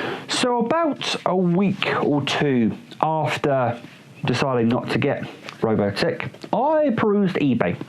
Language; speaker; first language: English; native; English